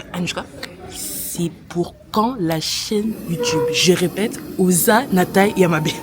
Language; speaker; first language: French; native; French